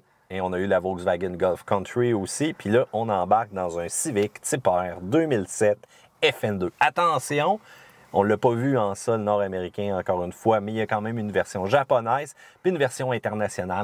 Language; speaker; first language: French; native; French